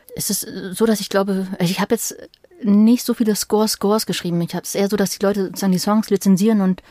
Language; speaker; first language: German; native; German